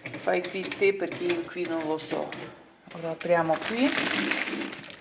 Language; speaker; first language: Italian; non-native, learner; Ukrainian